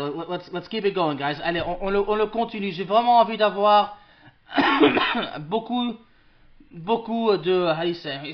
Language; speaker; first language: French; early bilingual, other home language; English